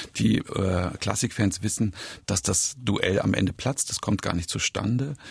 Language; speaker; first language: German; native; German